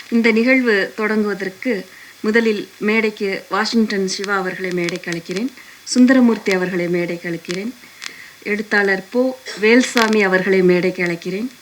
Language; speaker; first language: Tamil; non-native, local second language; Telugu